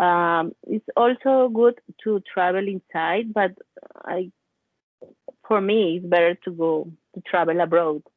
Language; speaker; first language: English; non-native, learner; Spanish